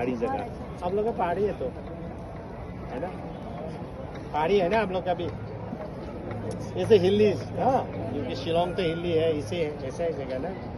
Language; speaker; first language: Hindi; non-native, local second language; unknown